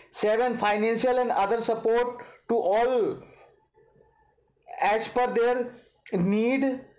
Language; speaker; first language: English; non-native, local second language; Hindi